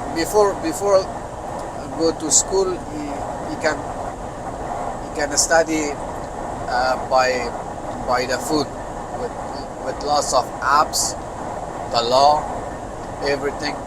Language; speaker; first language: English; non-native, learner; Persian